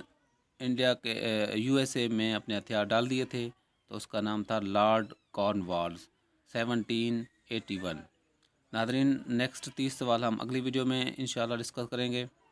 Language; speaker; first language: Urdu; native; Urdu